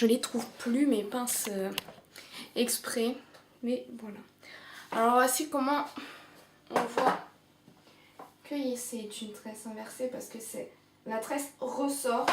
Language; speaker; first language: French; native; French